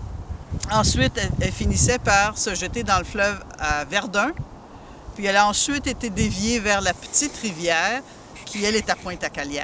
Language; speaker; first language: French; native; French